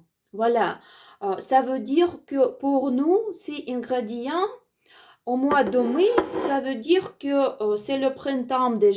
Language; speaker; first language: French; non-native, learner; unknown